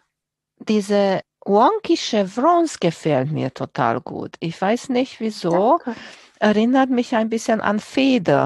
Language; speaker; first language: German; non-native, fluent; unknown